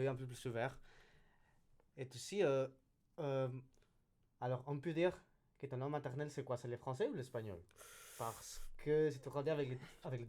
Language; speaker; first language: French; non-native, learner; Spanish